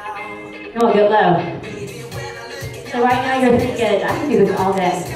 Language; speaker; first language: English; native; English